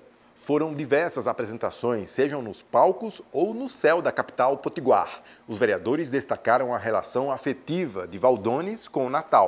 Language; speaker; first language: Portuguese; native; Portuguese